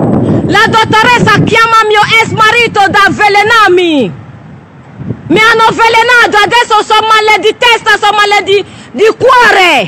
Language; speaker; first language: Italian; non-native, learner; Nigerian Pidgin